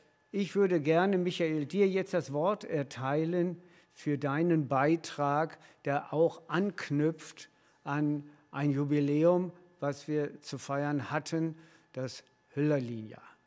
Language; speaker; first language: German; native; German